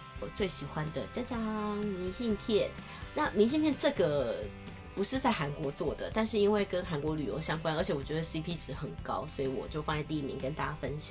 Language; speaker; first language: Chinese; native; Chinese